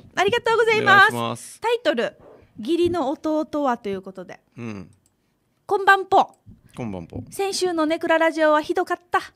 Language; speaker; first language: Japanese; native; Japanese